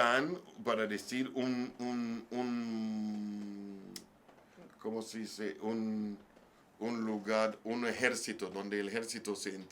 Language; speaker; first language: Spanish; non-native, learner; English